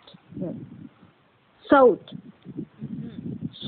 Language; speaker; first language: English; non-native, learner; Vietnamese